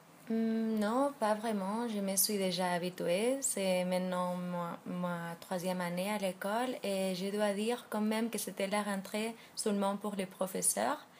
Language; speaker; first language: French; non-native, fluent; Spanish